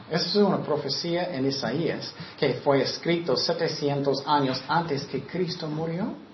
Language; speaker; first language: Spanish; non-native, fluent; English